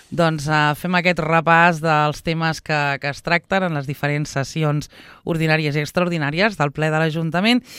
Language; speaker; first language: Catalan; native; Catalan